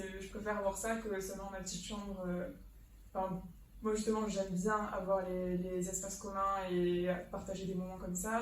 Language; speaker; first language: French; native; French